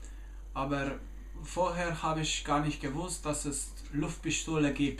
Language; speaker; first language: German; non-native, fluent; Slovenian